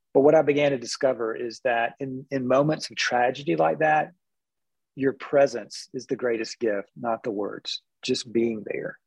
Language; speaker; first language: English; native; English